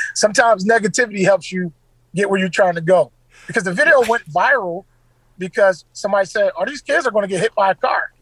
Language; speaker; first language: English; native; English